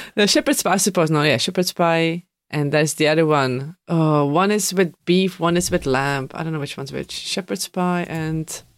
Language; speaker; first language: English; non-native, fluent; Czech